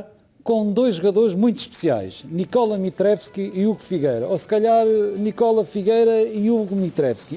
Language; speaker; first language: Portuguese; native; Portuguese